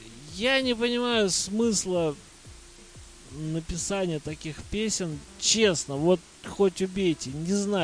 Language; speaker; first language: Russian; native; Russian